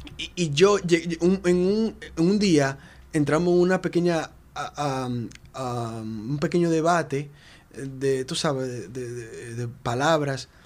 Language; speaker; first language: Spanish; native; Spanish